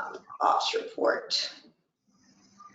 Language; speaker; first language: English; native; English